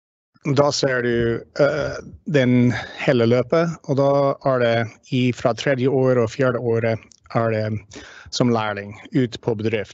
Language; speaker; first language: Norwegian; non-native, fluent; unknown